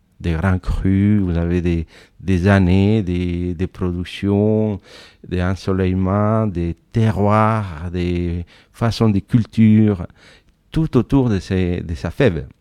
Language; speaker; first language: French; non-native, fluent; Spanish